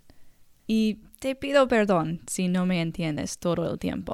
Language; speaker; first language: Spanish; non-native, learner; English